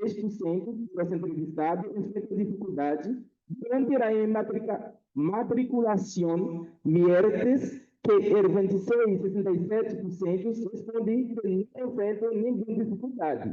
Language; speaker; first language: Portuguese; non-native, fluent; Haitian Creole